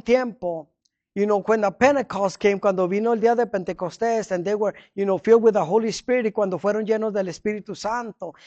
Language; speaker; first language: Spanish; early bilingual, heritage; Spanish